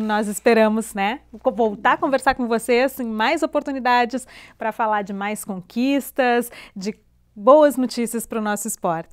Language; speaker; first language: Portuguese; native; Portuguese